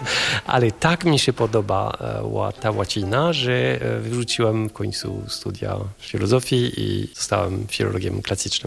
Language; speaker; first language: Polish; non-native, fluent; French